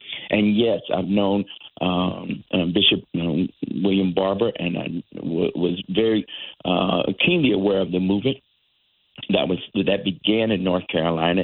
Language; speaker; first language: English; native; English